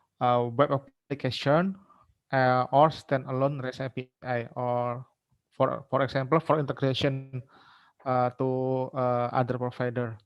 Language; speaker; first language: English; non-native, learner; Indonesian